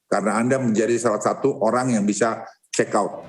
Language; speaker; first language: Indonesian; native; Indonesian